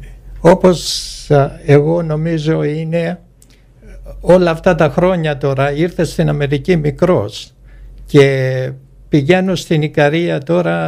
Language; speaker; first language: Greek; early bilingual, other home language; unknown